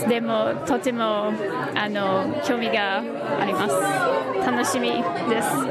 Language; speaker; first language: Japanese; non-native, learner; English